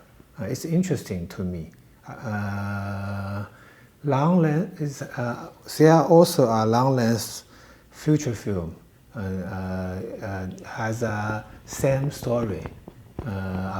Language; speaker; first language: English; non-native, learner; Chinese